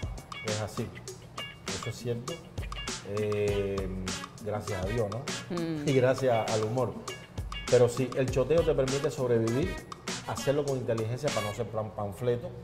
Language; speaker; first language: Spanish; native; Spanish